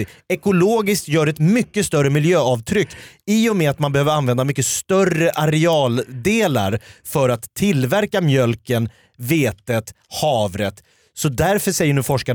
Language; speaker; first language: Swedish; native; Swedish